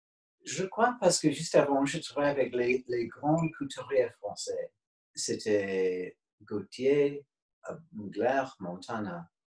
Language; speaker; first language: French; non-native, fluent; English